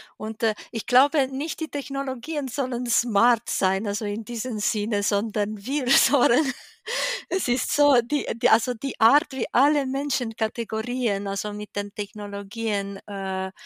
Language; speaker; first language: German; non-native, fluent; Romanian